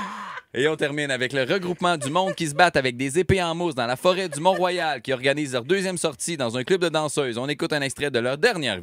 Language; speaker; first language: French; native; French